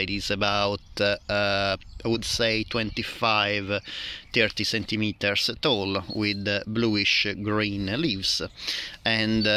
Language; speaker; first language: English; non-native, fluent; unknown